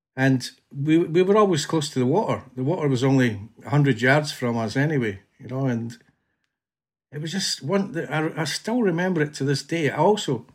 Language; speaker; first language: English; native; English